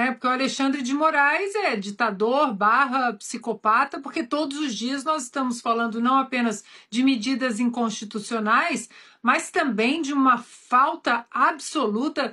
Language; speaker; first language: Portuguese; native; Portuguese